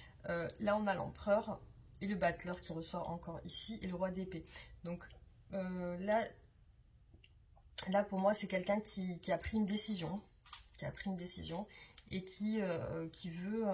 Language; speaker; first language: French; native; French